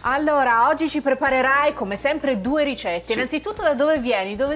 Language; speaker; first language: Italian; native; Italian